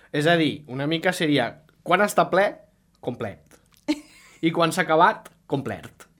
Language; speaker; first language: Catalan; native; Catalan